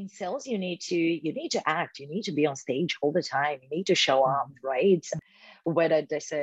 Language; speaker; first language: English; non-native, fluent; Bulgarian